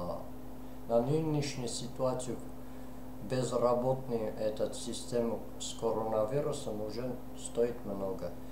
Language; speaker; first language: Russian; non-native, fluent; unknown